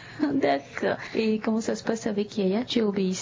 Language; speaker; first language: French; non-native, local second language; Sango